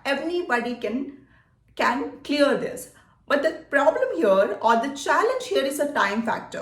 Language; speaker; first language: English; non-native, local second language; Malayalam